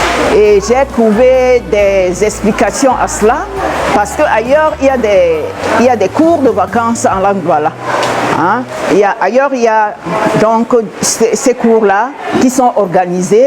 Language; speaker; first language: French; non-native, local second language; Duala